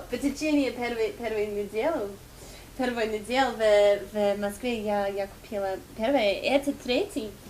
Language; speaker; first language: Russian; non-native, fluent; English